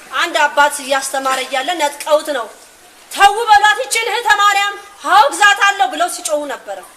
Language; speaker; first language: Amharic; native; Amharic